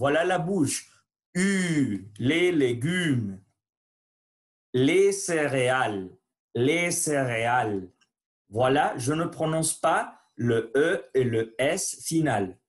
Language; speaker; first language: French; non-native, learner; Spanish